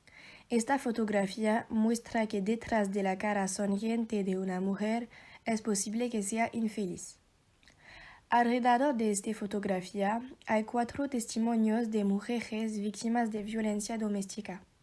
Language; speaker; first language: Spanish; non-native, learner; French